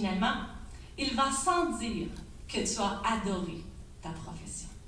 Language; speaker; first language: French; native; French